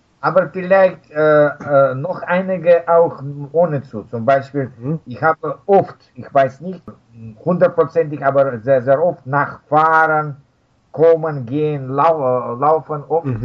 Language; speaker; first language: German; non-native, fluent; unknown